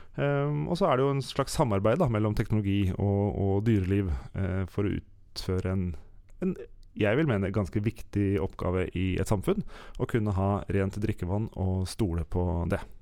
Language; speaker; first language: Norwegian; native; Norwegian